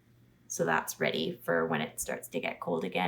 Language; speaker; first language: English; native; English